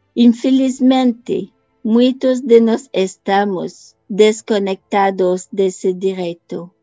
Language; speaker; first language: Portuguese; non-native, learner; French